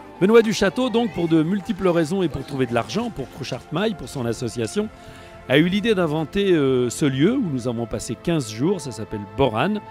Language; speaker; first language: French; native; French